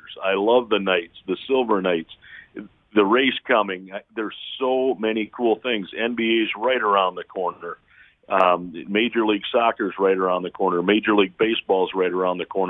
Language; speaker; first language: English; native; English